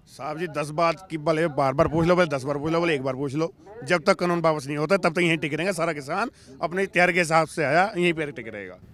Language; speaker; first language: Hindi; native; Hindi